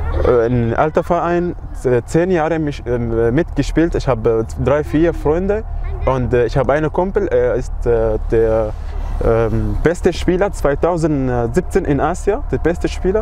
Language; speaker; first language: German; non-native, learner; Arabic